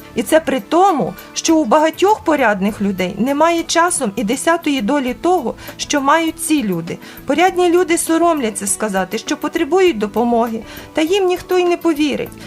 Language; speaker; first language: Ukrainian; native; Ukrainian